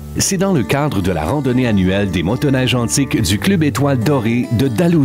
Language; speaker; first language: French; native; French